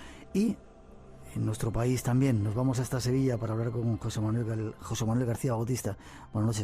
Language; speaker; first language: Spanish; native; Spanish